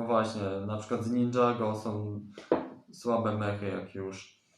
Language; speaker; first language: Polish; native; Polish